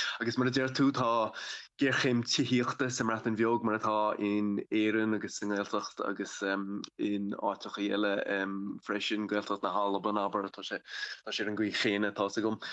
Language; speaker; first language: Irish; native; Irish